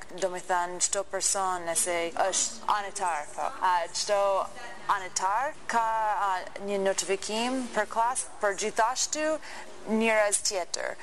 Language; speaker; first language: Albanian; non-native, learner; English